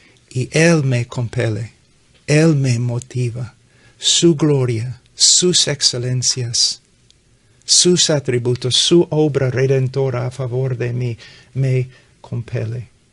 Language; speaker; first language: Spanish; non-native, fluent; English